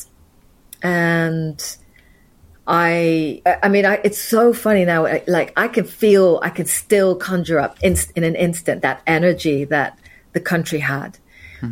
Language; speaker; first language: English; native; English